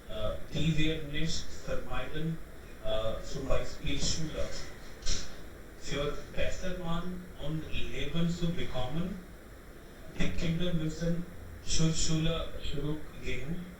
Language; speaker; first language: German; non-native, learner; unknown